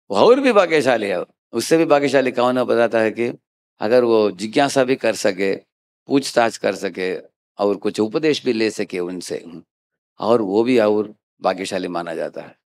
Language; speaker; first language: Hindi; native; Hindi